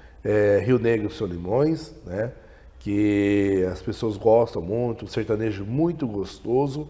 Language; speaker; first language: Portuguese; native; Portuguese